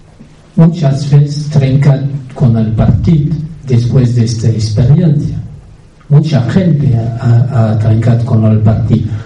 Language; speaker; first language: Spanish; non-native, fluent; French